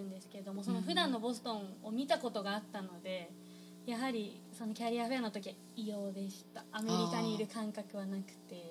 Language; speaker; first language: Japanese; native; Japanese